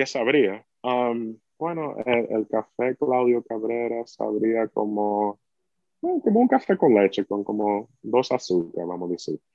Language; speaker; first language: Spanish; early bilingual, heritage; Spanish